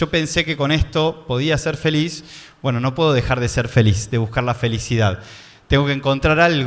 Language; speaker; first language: Spanish; native; Spanish